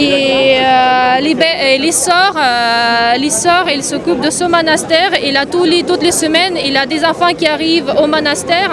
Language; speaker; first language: French; non-native, fluent; Russian